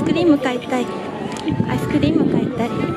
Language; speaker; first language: Japanese; non-native, learner; Indonesian